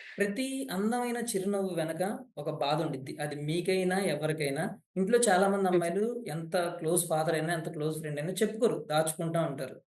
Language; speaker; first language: Telugu; native; Telugu